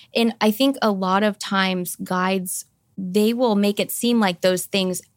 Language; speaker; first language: English; native; English